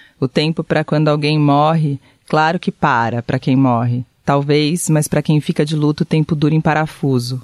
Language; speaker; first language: Portuguese; native; Portuguese